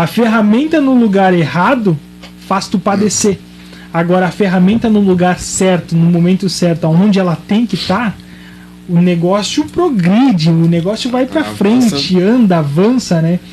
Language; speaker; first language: Portuguese; native; Portuguese